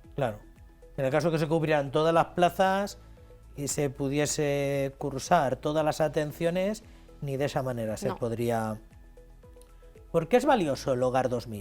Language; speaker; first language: Spanish; native; Spanish